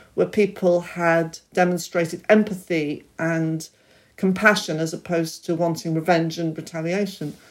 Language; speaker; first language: English; native; English